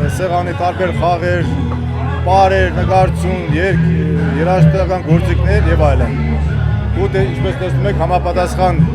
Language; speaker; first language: Armenian; native; Armenian